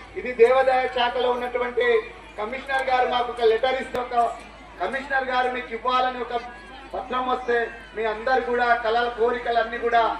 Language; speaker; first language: Telugu; non-native, local second language; Lambadi